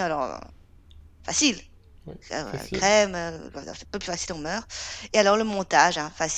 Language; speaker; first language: French; native; French